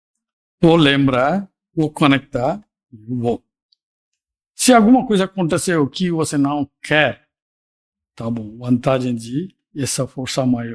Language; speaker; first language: Portuguese; non-native, fluent; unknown